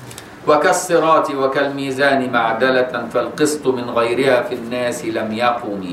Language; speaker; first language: Arabic; native; Arabic